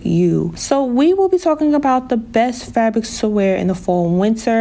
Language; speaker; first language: English; native; English